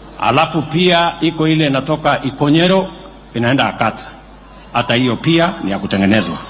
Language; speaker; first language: Swahili; non-native, local second language; Kalenjin